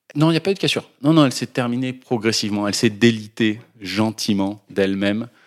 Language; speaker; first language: French; native; French